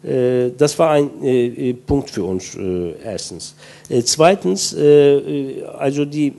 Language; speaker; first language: German; non-native, fluent; Turkish